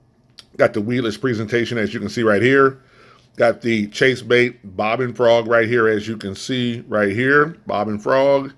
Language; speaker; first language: English; native; English